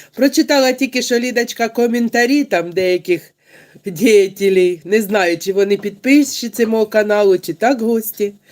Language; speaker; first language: Ukrainian; non-native, local second language; Russian